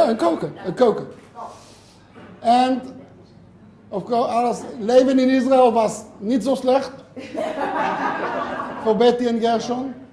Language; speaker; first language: Dutch; non-native, learner; Hebrew